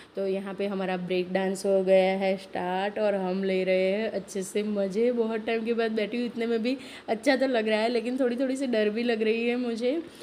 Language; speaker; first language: Hindi; non-native, local second language; Gujarati